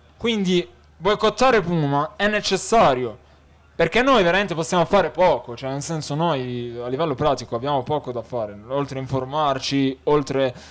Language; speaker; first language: Italian; early bilingual, other home language; Arabic